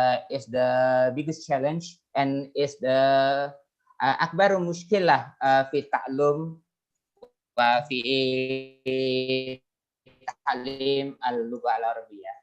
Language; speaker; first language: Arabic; non-native, fluent; Indonesian